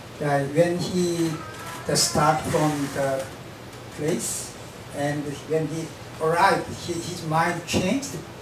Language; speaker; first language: English; non-native, learner; Korean